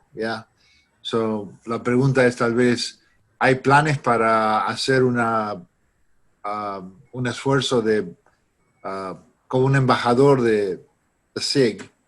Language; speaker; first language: Spanish; non-native, fluent; English